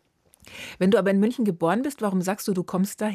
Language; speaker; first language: German; native; German